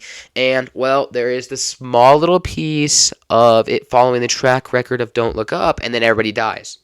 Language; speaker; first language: English; native; English